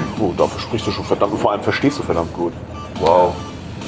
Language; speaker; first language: German; native; German